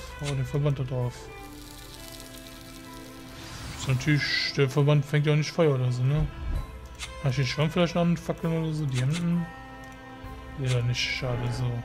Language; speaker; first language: German; native; German